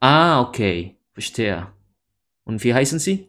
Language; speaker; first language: German; non-native, learner; Indonesian